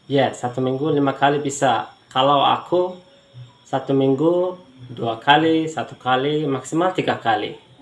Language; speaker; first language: Indonesian; non-native, learner; Turkish